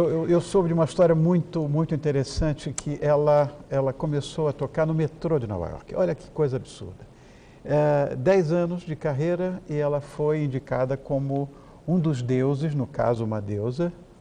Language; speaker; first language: Portuguese; native; Portuguese